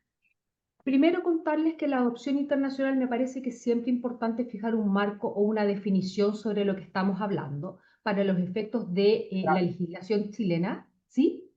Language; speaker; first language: Spanish; native; Spanish